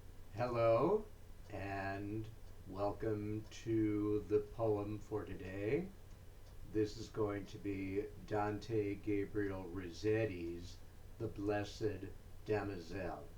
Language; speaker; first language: English; native; English